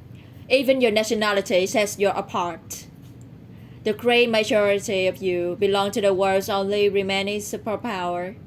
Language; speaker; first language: English; non-native, learner; Vietnamese